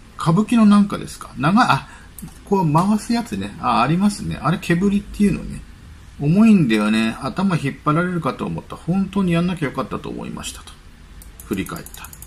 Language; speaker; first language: Japanese; native; Japanese